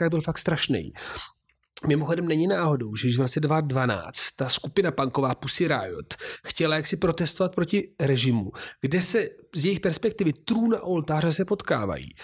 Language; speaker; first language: Czech; non-native, fluent; Italian